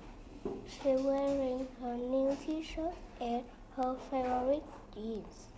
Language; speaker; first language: English; non-native, learner; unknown